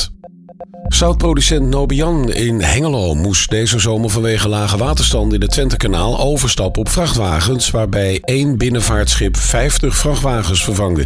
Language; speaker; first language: Dutch; native; Dutch